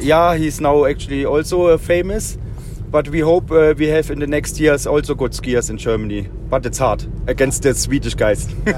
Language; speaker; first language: English; non-native, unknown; German